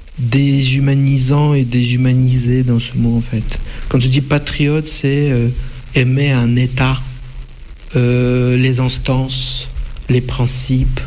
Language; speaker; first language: French; non-native, fluent; Russian